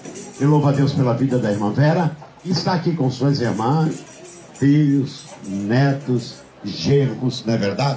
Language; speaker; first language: Portuguese; native; Portuguese